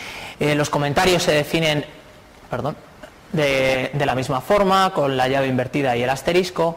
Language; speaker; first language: Spanish; native; Spanish